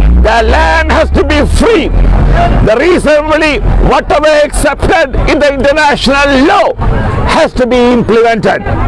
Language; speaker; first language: English; non-native, local second language; Tamil